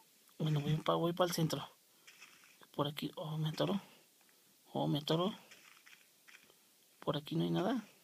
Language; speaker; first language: Spanish; native; Spanish